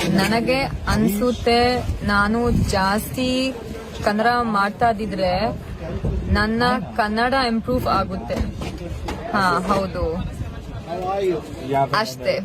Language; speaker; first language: Kannada; non-native, learner; English